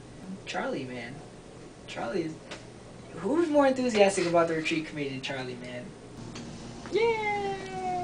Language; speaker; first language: English; native; English